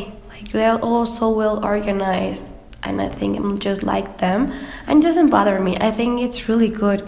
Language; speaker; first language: English; non-native, fluent; Spanish